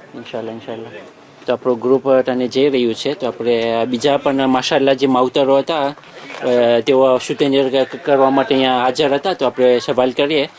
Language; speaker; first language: Gujarati; early bilingual, heritage; Gujarati